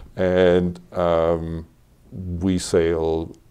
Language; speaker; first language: English; non-native, fluent; German